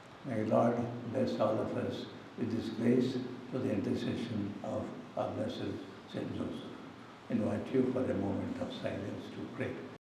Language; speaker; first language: English; non-native, local second language; Telugu